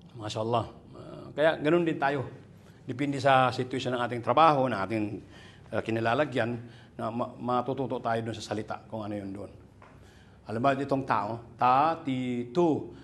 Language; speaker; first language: Filipino; non-native, local second language; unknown